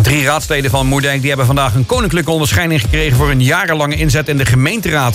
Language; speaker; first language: Dutch; native; Dutch